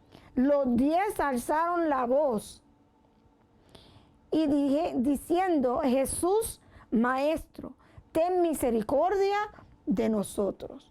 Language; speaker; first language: Spanish; native; Spanish